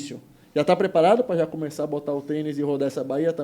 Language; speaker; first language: Portuguese; native; Portuguese